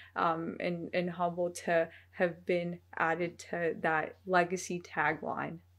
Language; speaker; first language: English; early bilingual, other home language; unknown